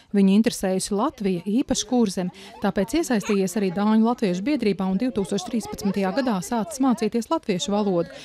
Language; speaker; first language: Latvian; native; Latvian